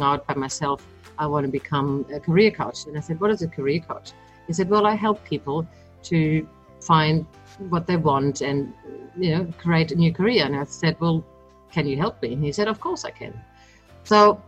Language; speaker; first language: English; non-native, fluent; German